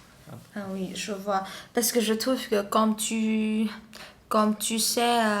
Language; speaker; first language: French; non-native, learner; Vietnamese